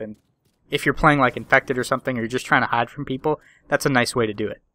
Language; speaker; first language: English; native; English